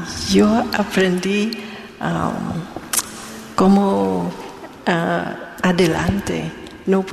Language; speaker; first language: Spanish; non-native, learner; Vietnamese